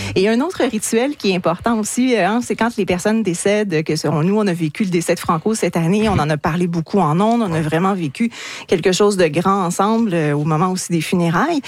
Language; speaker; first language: French; native; French